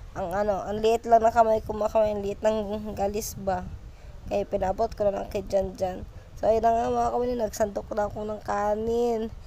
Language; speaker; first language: Filipino; native; Filipino